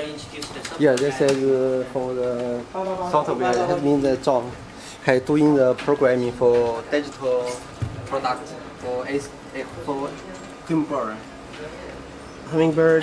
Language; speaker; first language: English; non-native, learner; Chinese